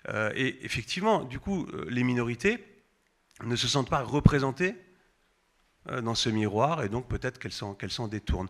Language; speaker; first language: French; native; French